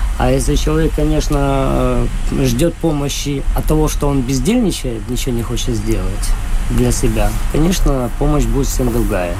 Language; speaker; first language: Russian; non-native, local second language; Ukrainian